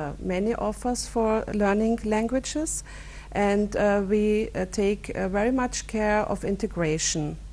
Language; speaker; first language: English; non-native, fluent; German